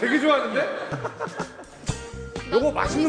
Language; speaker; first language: Korean; native; Korean